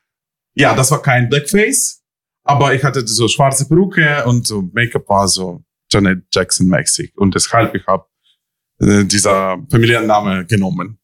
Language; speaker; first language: German; non-native, fluent; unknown